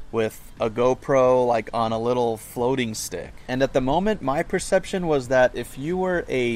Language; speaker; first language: English; native; English